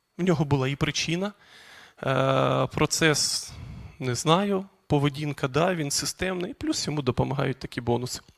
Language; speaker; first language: Ukrainian; non-native, local second language; Russian